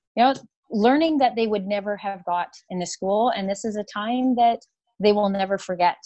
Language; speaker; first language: English; native; English